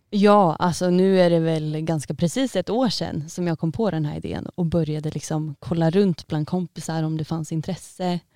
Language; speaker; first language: Swedish; native; Swedish